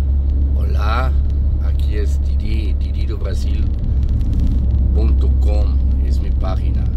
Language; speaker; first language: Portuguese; non-native, fluent; German